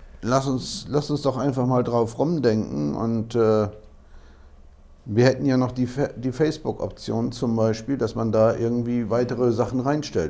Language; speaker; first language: German; native; German